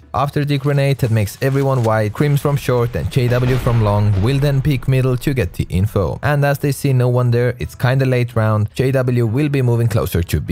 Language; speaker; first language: English; non-native, fluent; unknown